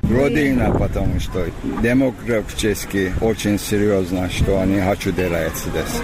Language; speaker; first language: Russian; non-native, learner; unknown